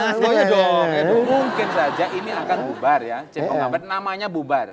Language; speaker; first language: Indonesian; native; Indonesian